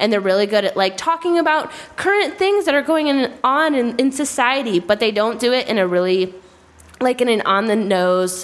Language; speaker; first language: English; native; English